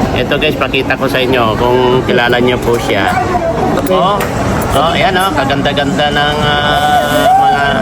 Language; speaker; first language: Filipino; native; Filipino